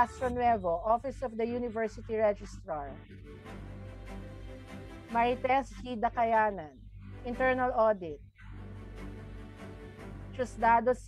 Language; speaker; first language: English; non-native, local second language; Filipino